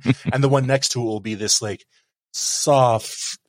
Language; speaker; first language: English; native; English